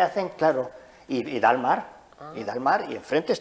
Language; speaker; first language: Spanish; native; Spanish